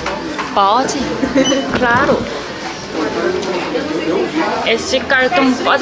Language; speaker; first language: Portuguese; non-native, learner; Korean